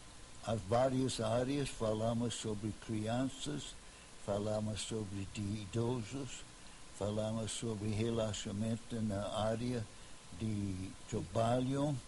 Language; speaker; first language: Portuguese; non-native, fluent; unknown